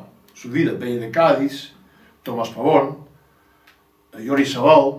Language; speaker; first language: Spanish; non-native, fluent; English